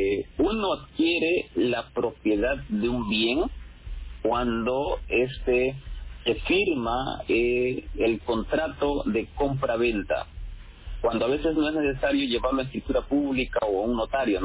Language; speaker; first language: Spanish; native; Spanish